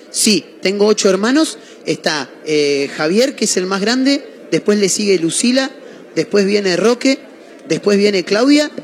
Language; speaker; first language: Spanish; native; Spanish